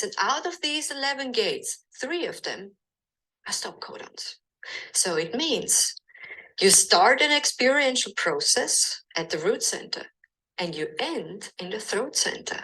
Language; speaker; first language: English; non-native, fluent; German